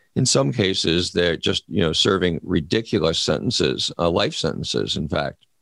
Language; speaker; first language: English; native; English